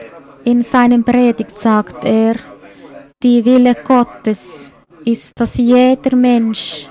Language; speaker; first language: German; non-native, fluent; Swedish